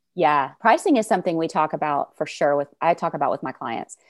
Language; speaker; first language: English; native; English